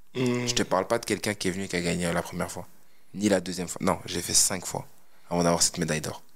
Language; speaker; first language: French; native; French